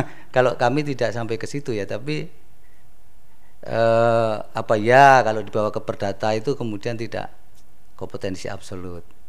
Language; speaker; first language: Indonesian; native; Indonesian